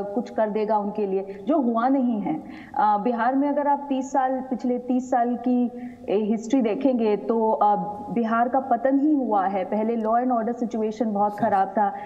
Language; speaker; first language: Hindi; native; Hindi